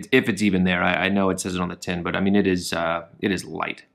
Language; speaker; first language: English; native; English